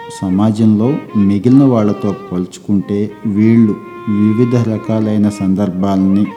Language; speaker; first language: Telugu; native; Telugu